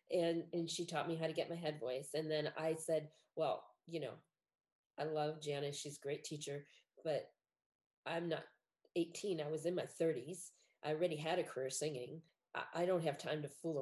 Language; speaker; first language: English; native; English